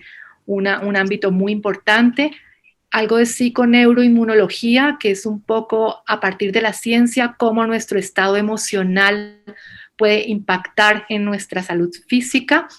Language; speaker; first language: Spanish; native; Spanish